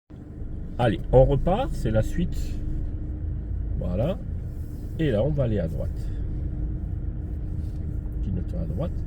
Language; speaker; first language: French; native; French